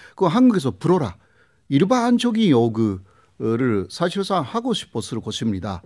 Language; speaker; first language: Korean; non-native, fluent; Japanese